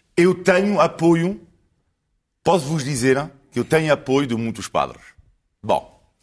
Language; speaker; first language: Portuguese; non-native, fluent; French